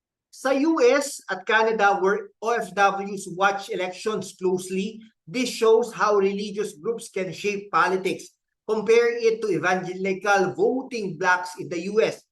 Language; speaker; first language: English; non-native, local second language; Filipino